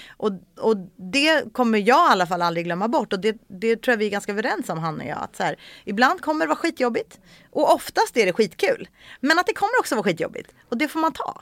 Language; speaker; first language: Swedish; native; Swedish